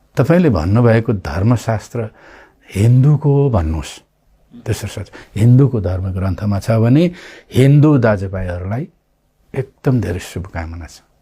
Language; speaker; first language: Nepali; non-native, local second language; Limbu